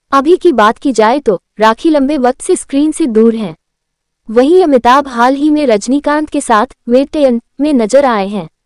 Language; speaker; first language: Hindi; native; Hindi